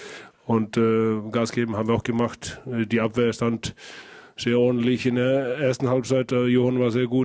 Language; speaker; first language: German; non-native, fluent; Icelandic